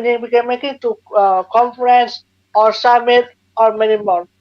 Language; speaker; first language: English; non-native, learner; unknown